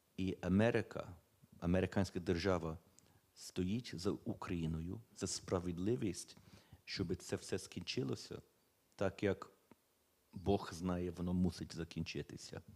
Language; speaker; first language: Ukrainian; early bilingual, heritage; Ukrainian